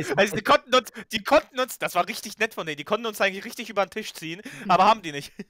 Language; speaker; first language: German; early bilingual, other home language; Ukrainian